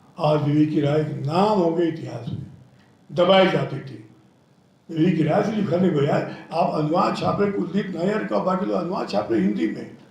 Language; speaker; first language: Hindi; non-native, local second language; Telugu